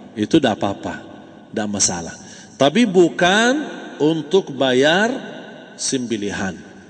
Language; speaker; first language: Malay; non-native, fluent; Arabic